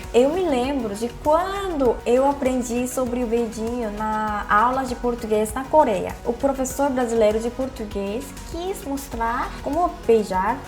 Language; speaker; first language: Portuguese; non-native, fluent; Korean